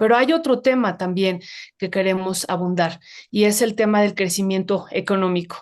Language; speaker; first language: Spanish; native; Spanish